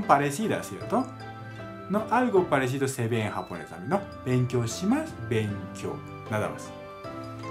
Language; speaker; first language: Spanish; non-native, learner; Japanese